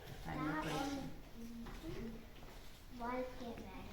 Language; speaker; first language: Estonian; non-native, local second language; Russian